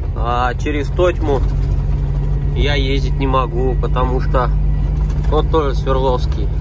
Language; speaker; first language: Russian; native; Russian